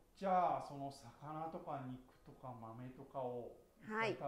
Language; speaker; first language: Japanese; native; Japanese